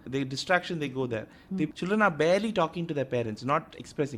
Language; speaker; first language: English; non-native, local second language; Tamil